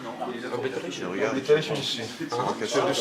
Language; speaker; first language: French; non-native, learner; Italian